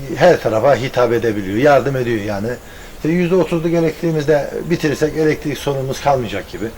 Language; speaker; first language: Turkish; native; Turkish